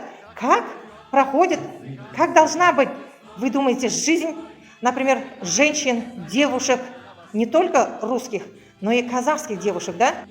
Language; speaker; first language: Russian; non-native, local second language; Kazakh